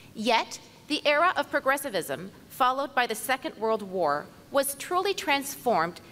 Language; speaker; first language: English; non-native, local second language; French